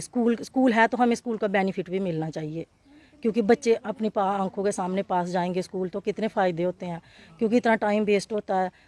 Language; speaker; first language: Hindi; native; Hindi